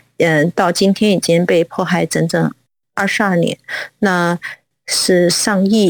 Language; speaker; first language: Chinese; non-native, local second language; Cantonese